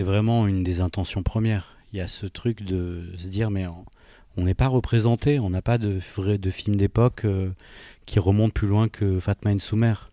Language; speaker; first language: French; native; French